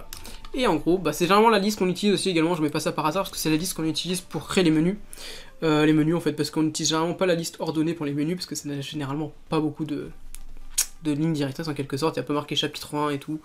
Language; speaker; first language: French; native; French